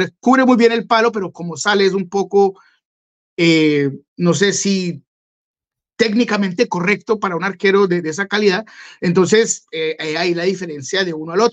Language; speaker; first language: Spanish; native; Spanish